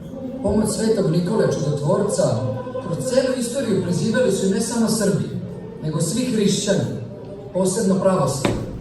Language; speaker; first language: Bosnian; native; Bosnian